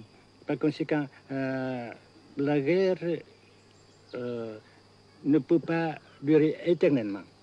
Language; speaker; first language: French; non-native, fluent; Vietnamese